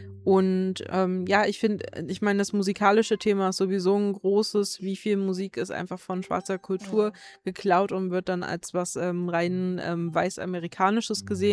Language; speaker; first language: German; native; German